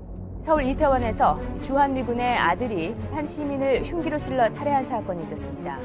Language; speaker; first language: Korean; native; Korean